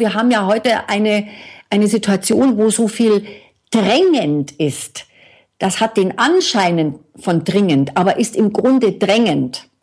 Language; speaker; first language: German; native; German